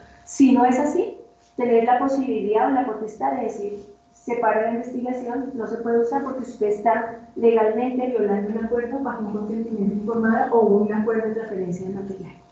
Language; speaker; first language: Spanish; native; Spanish